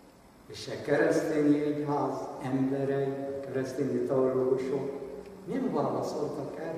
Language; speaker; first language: Hungarian; non-native, fluent; Arabic